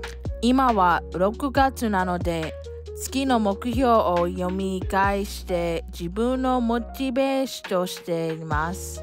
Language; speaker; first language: Japanese; non-native, learner; English